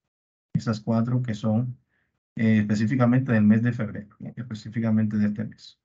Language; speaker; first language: Spanish; native; Spanish